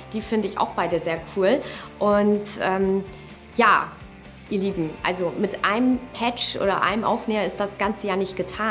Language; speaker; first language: German; native; German